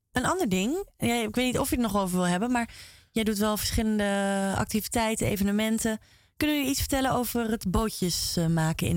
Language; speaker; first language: Dutch; native; Dutch